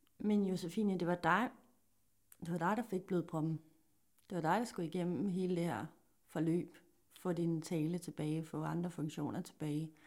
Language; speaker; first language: Danish; native; Danish